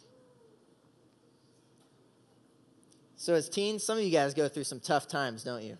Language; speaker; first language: English; native; English